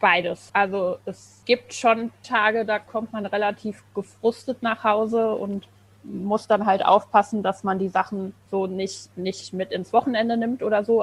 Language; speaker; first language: German; native; German